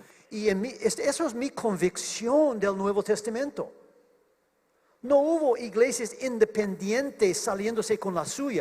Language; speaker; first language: Spanish; non-native, fluent; English